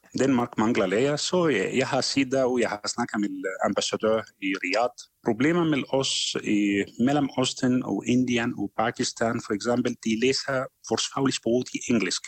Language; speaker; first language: Danish; non-native, fluent; Arabic